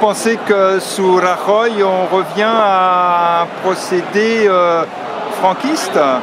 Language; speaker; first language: French; native; French